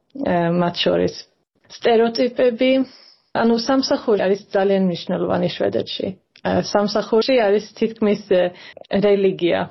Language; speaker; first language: Georgian; early bilingual, heritage; Georgian